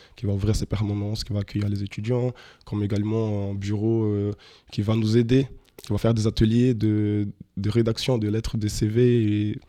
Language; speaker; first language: French; non-native, fluent; Portuguese